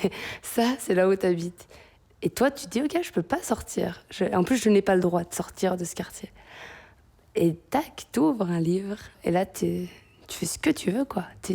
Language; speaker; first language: French; native; French